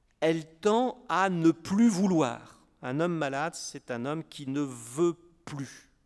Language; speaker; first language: French; native; French